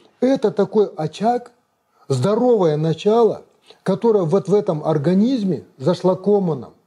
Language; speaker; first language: Russian; non-native, local second language; Kazakh